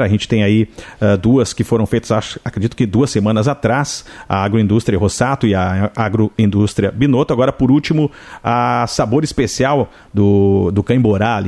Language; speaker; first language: Portuguese; native; Portuguese